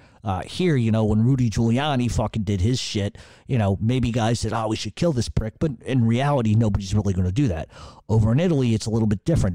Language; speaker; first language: English; native; English